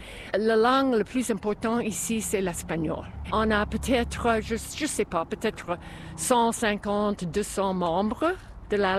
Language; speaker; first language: French; non-native, local second language; English